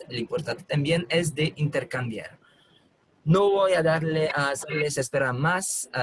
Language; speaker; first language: Spanish; non-native, fluent; French